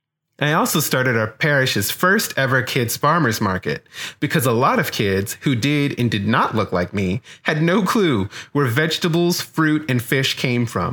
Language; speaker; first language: English; native; English